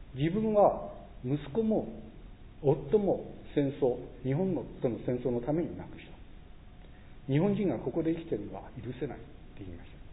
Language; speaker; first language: Japanese; native; Japanese